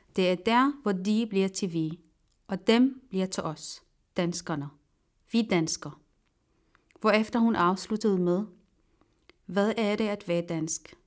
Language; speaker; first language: Danish; non-native, fluent; Arabic